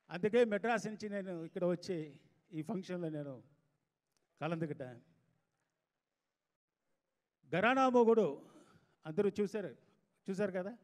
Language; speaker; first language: Telugu; non-native, fluent; Tamil